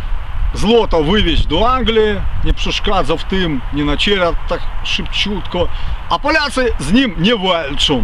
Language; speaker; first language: Polish; early bilingual, heritage; Ukrainian